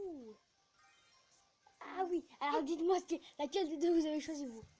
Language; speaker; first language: French; native; French